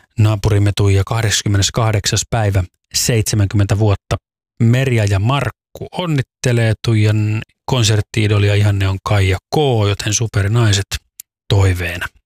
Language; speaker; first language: Finnish; native; Finnish